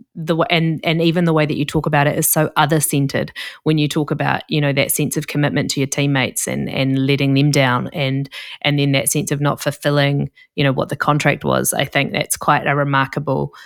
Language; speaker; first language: English; native; English